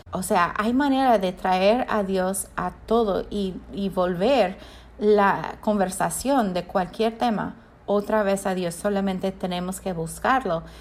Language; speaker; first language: Spanish; non-native, fluent; English